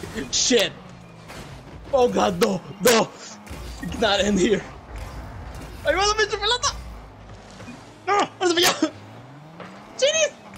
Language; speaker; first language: Spanish; early bilingual, heritage; Spanish